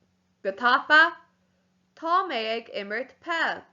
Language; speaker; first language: Irish; non-native, local second language; English